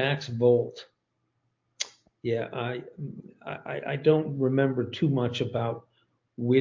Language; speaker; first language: English; native; English